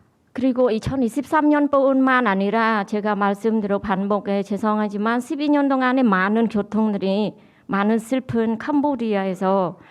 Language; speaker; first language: Korean; non-native, learner; Khmer